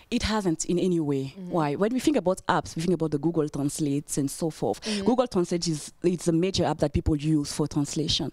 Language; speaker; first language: English; non-native, fluent; French